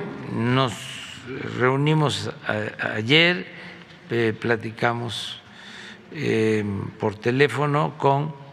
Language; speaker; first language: Spanish; native; Spanish